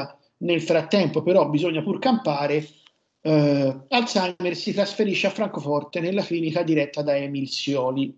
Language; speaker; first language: Italian; native; Italian